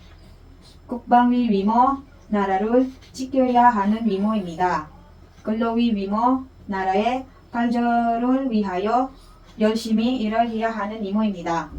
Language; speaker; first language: Korean; non-native, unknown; Filipino